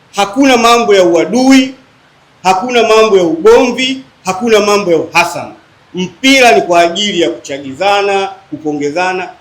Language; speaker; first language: Swahili; native; Swahili